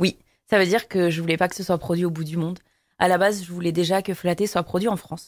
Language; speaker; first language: French; native; French